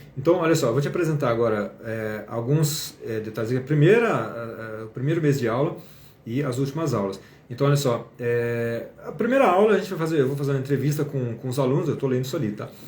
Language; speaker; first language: Portuguese; native; Portuguese